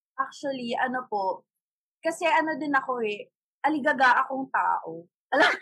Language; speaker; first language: Filipino; non-native, local second language; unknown